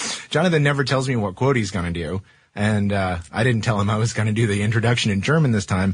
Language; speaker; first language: English; native; English